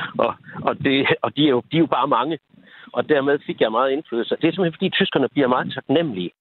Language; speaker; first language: Danish; native; Danish